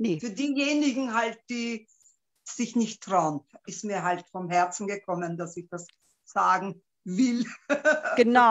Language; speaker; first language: German; non-native, local second language; Turkish